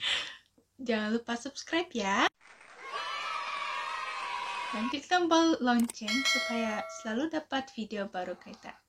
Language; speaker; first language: Indonesian; non-native, fluent; Russian